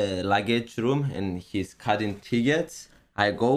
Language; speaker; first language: English; non-native, learner; Greek